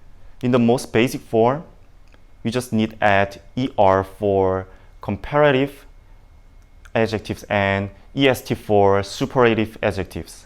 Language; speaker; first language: English; non-native, learner; Indonesian